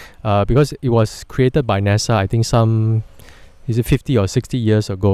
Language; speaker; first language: English; non-native, local second language; Chinese